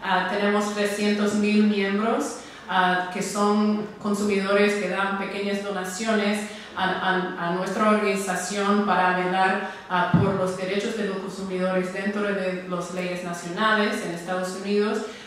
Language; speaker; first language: Spanish; non-native, fluent; English